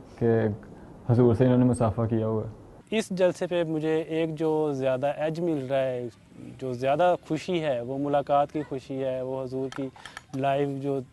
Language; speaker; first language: Urdu; native; Urdu